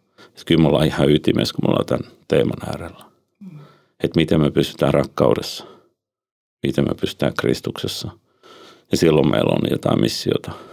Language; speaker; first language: Finnish; native; Finnish